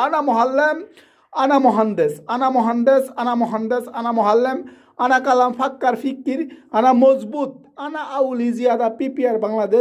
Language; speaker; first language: Arabic; non-native, learner; Bangla